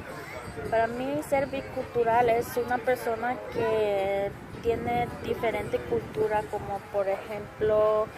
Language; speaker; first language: Spanish; early bilingual, other home language; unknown